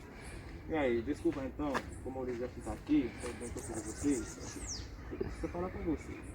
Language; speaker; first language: Portuguese; non-native, learner; Haitian Creole